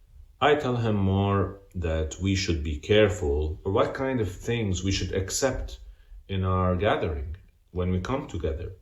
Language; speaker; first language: English; non-native, fluent; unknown